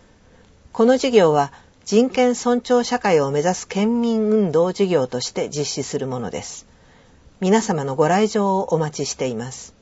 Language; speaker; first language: Japanese; native; Japanese